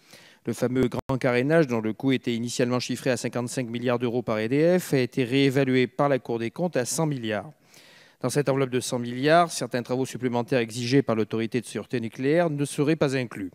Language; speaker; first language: French; native; French